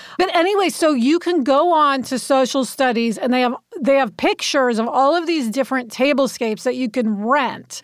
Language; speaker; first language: English; native; English